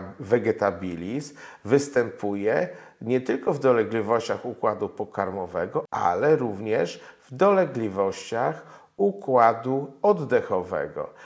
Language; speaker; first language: Polish; native; Polish